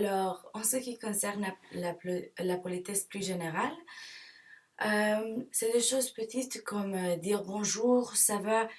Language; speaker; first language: French; non-native, learner; English